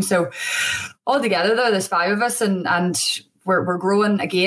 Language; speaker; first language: English; native; English